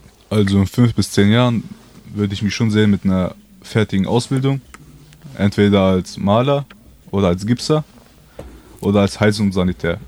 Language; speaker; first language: German; early bilingual, other home language; Albanian